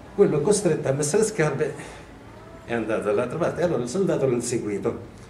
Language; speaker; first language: Italian; non-native, fluent; Arabic